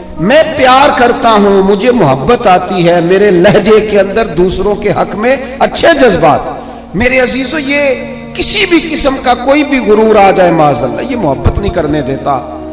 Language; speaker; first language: Urdu; non-native, local second language; Punjabi